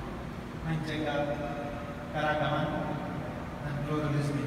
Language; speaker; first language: Indonesian; non-native, fluent; English